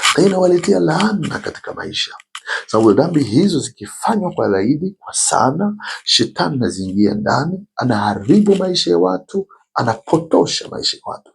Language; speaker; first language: Swahili; native; Swahili